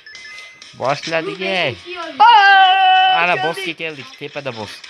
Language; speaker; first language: Turkish; non-native, learner; Uzbek